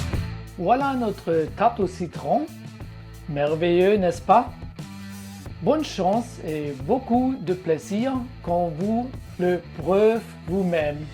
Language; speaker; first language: French; non-native, learner; German